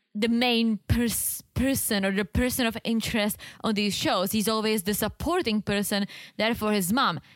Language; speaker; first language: English; non-native, fluent; Czech